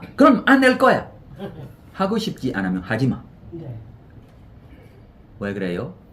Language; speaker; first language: Korean; non-native, fluent; Burmese